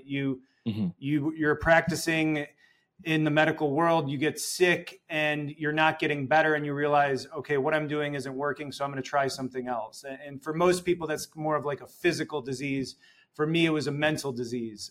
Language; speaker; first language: English; native; English